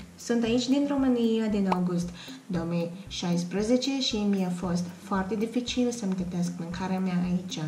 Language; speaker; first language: Romanian; non-native, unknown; Filipino